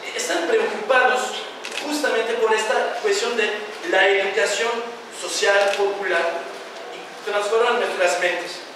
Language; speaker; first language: Spanish; non-native, fluent; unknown